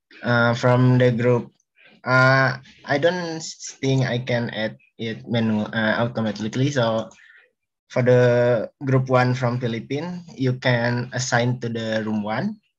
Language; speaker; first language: English; non-native, learner; Indonesian